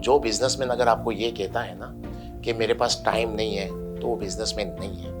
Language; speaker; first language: Urdu; native; Urdu